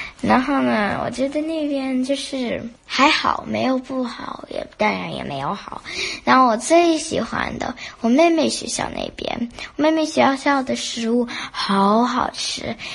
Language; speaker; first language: Chinese; early bilingual, heritage; Chinese